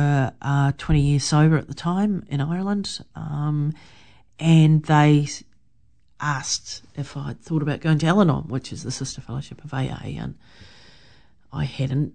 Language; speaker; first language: English; native; English